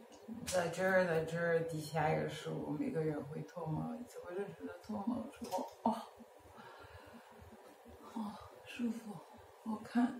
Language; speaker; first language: Chinese; non-native, fluent; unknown